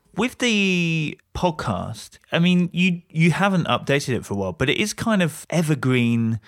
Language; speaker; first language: English; native; English